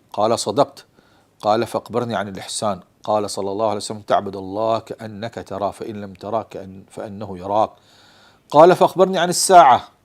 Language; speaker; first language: Urdu; early bilingual, heritage; Urdu